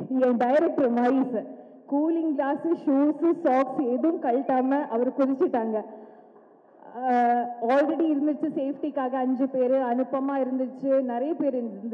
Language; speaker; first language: Tamil; non-native, local second language; Malayalam